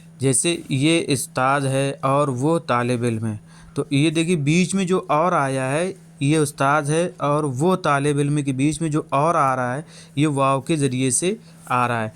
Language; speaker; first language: Urdu; native; Urdu